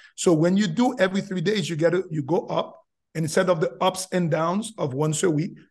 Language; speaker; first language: English; non-native, fluent; Haitian Creole